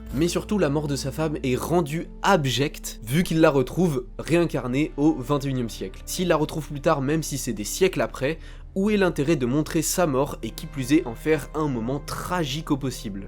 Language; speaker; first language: French; native; French